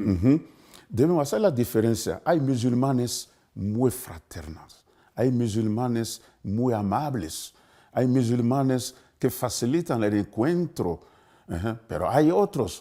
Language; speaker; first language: Spanish; non-native, fluent; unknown